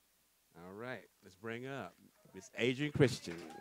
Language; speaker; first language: English; native; English